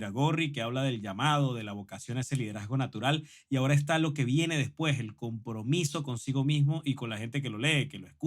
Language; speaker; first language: Spanish; native; Spanish